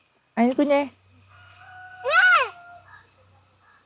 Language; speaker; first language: Malayalam; native; Malayalam